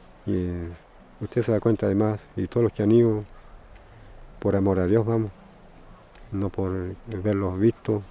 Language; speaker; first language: Spanish; non-native, local second language; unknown